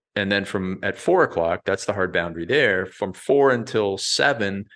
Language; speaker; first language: English; native; English